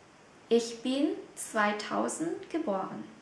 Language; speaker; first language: German; non-native, fluent; Vietnamese